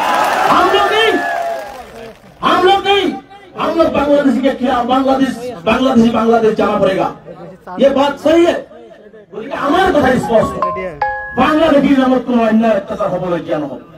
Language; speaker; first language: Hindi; non-native, local second language; Bangla